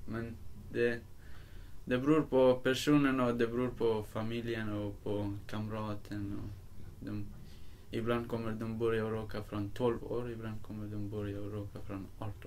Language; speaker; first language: Swedish; non-native, learner; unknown